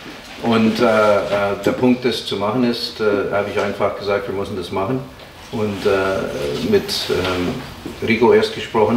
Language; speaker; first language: German; non-native, fluent; English